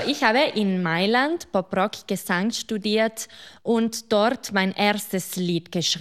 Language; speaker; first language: German; non-native, fluent; Italian